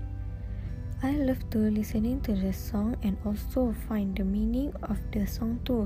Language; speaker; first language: English; non-native, local second language; Malay